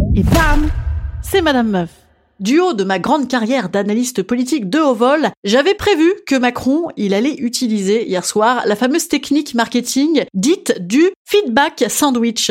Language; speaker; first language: French; native; French